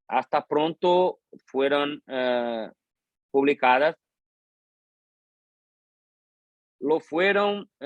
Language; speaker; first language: Spanish; non-native, fluent; Portuguese